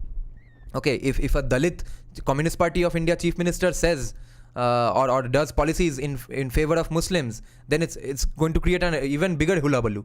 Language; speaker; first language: English; non-native, local second language; Bangla